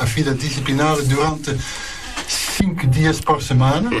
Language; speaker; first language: Portuguese; non-native, learner; Dutch